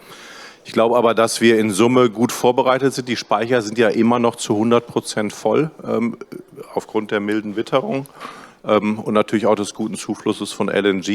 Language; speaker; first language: German; native; German